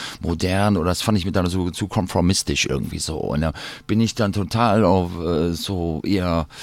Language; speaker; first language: German; non-native, fluent; English